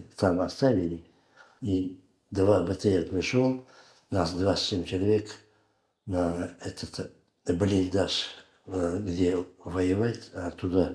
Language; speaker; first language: Russian; non-native, learner; Uzbek